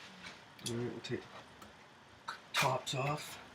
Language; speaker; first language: English; native; English